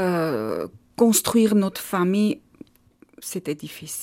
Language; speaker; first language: French; non-native, fluent; Armenian